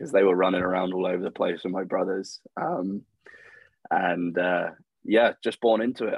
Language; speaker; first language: English; native; English